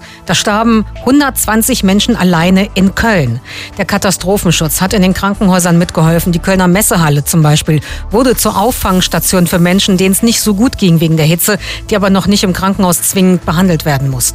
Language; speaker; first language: German; native; German